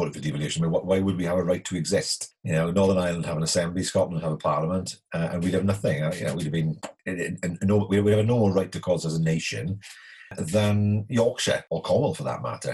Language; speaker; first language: English; native; English